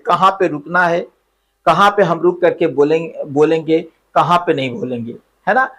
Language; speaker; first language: Hindi; native; Hindi